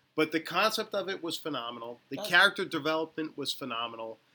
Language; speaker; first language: English; native; English